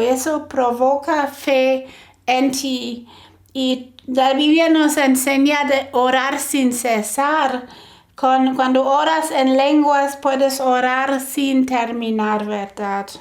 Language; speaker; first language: Spanish; non-native, fluent; German